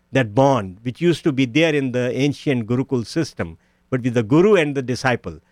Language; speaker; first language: English; non-native, local second language; Punjabi